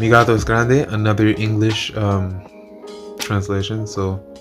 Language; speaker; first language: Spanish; non-native, learner; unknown